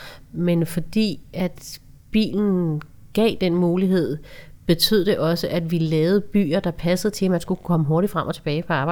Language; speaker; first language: Danish; native; Danish